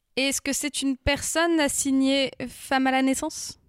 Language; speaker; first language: French; native; French